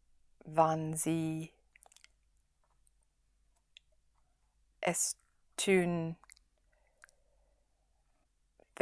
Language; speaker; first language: German; non-native, learner; English